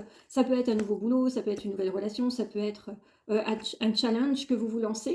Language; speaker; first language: French; native; French